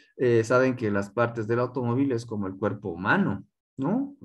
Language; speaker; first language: Spanish; non-native, local second language; Quechua